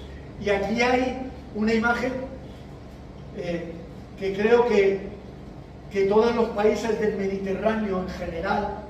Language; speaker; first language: Spanish; native; Spanish